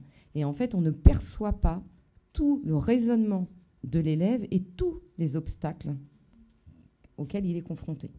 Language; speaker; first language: French; native; French